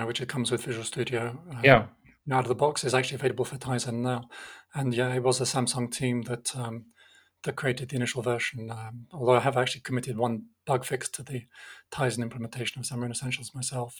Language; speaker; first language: English; native; English